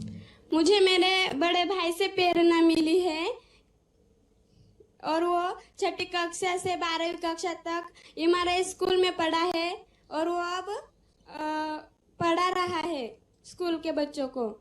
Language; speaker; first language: Hindi; non-native, local second language; Marathi